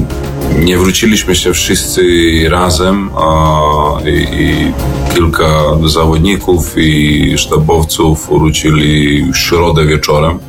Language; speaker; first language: Polish; non-native, learner; Serbian